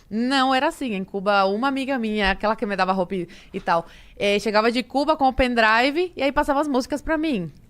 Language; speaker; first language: Portuguese; early bilingual, other home language; Spanish